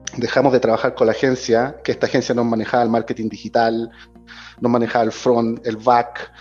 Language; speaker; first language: Spanish; native; Spanish